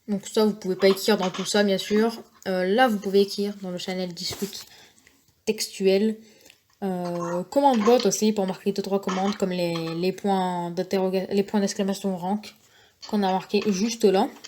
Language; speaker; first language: French; native; French